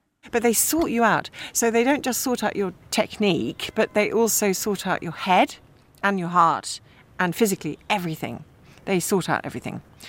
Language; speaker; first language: English; early bilingual, other home language; German